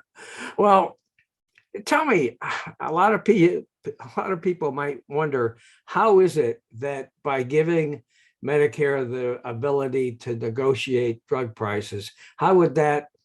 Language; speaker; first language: English; native; English